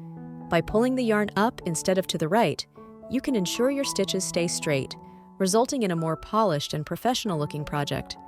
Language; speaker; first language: English; non-native, fluent; Chinese